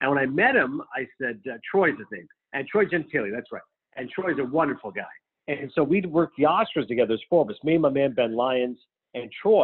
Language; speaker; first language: English; native; English